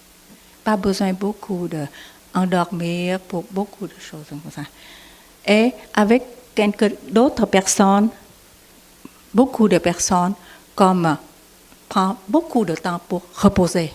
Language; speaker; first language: French; non-native, learner; Vietnamese